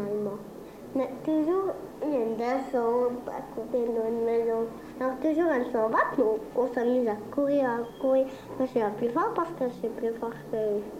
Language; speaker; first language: French; early bilingual, heritage; Spanish